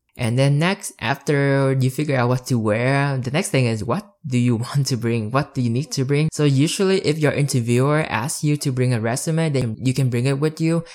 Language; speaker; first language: English; early bilingual, other home language; Vietnamese